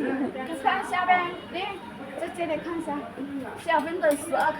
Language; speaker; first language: Chinese; non-native, learner; Bangla